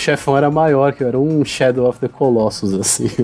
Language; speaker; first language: Portuguese; native; Portuguese